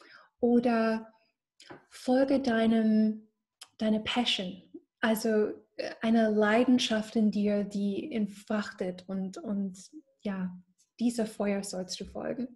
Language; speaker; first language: German; non-native, fluent; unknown